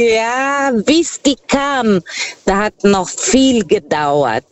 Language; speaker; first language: German; non-native, learner; Portuguese